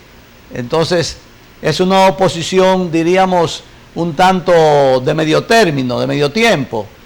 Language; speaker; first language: Spanish; native; Spanish